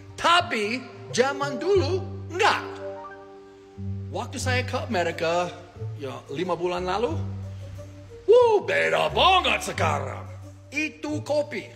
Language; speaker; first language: Indonesian; non-native, learner; English